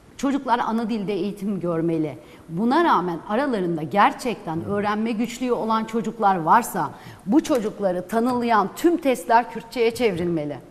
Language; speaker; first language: Turkish; non-native, local second language; Kurdish